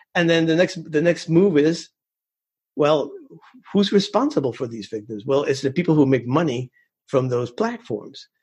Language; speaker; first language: English; early bilingual, other home language; Spanish